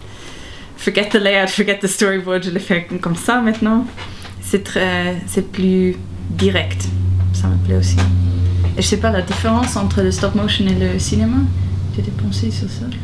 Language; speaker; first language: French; non-native, local second language; German